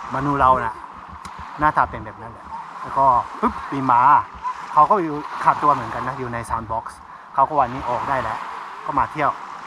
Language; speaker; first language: Thai; native; Thai